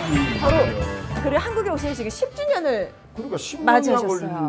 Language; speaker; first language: Korean; native; Korean